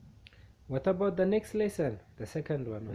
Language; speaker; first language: English; non-native, local second language; Amharic